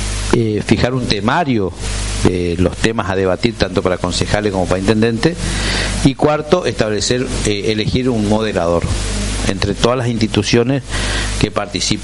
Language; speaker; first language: Spanish; native; Spanish